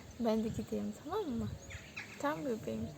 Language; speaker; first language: Turkish; non-native, learner; Indonesian